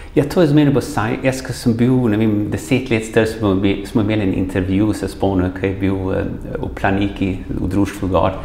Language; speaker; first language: Slovenian; early bilingual, heritage; Slovenian